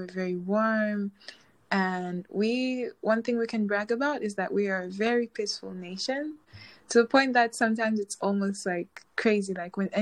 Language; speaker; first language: English; non-native, local second language; Swahili